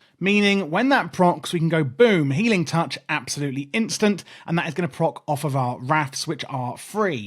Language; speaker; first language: English; native; English